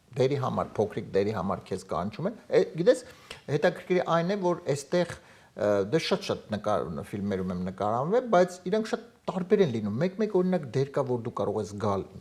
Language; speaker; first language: Armenian; native; Armenian